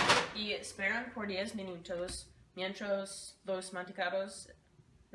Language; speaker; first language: Spanish; non-native, learner; English